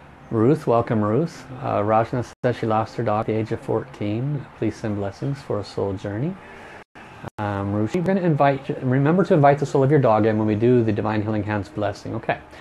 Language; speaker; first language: English; native; English